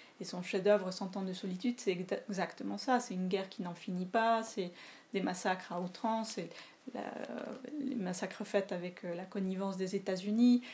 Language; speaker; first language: French; non-native, fluent; Spanish